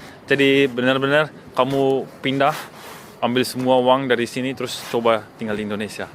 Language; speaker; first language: Indonesian; early bilingual, heritage; Indonesian